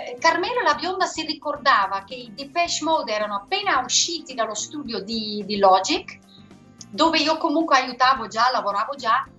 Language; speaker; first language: Italian; non-native, fluent; Dutch